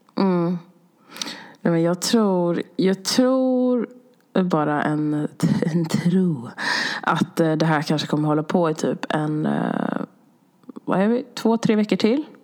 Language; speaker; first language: Swedish; native; Swedish